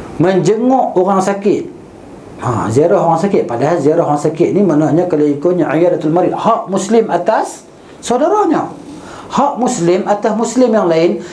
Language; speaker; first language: Malay; native; Malay